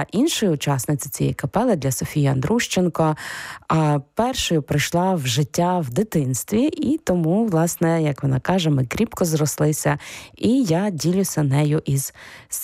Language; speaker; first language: Ukrainian; native; Ukrainian